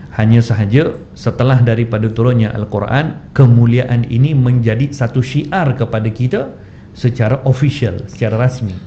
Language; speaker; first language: Malay; non-native, fluent; Malayalam